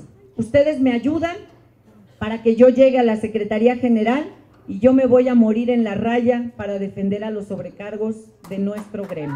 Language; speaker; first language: Spanish; native; Spanish